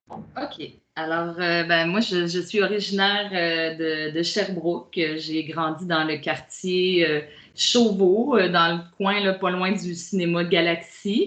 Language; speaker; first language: French; native; French